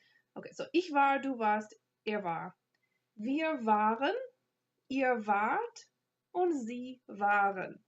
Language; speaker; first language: German; non-native, fluent; English